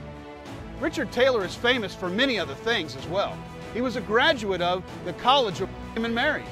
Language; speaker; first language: English; native; English